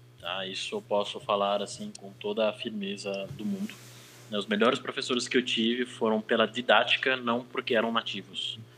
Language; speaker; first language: Portuguese; native; Portuguese